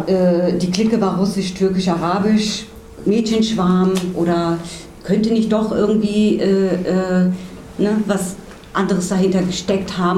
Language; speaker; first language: German; native; German